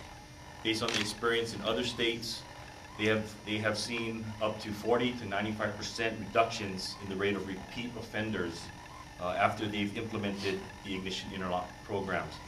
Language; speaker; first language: English; native; English